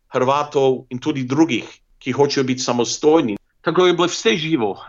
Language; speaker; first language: Slovenian; early bilingual, heritage; Slovenian